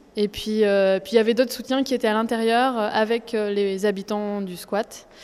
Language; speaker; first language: French; native; French